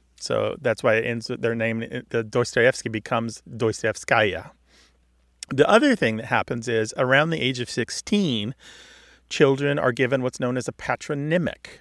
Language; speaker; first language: English; native; English